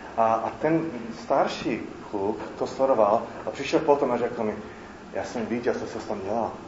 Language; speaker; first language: Czech; non-native, fluent; English